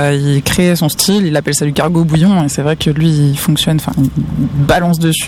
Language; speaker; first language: French; native; French